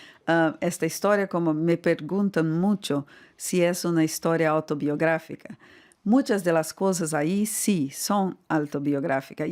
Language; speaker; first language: Spanish; non-native, fluent; Portuguese